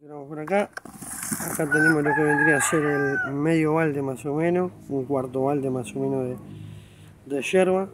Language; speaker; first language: Spanish; native; Spanish